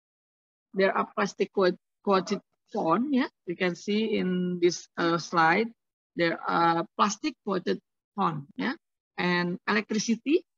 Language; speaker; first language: English; non-native, learner; Indonesian